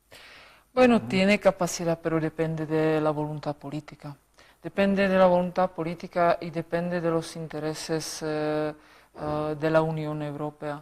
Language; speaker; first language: Spanish; non-native, fluent; Czech